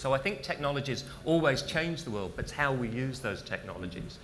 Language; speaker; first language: English; native; English